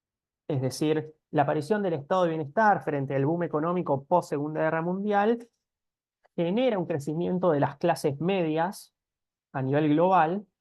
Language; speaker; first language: Spanish; native; Spanish